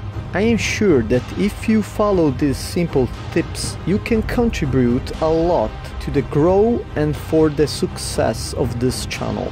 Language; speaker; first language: English; non-native, fluent; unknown